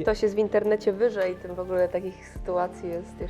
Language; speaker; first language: Polish; native; Polish